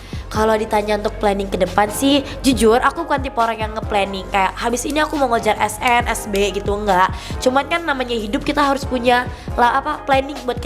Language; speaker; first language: Indonesian; native; Indonesian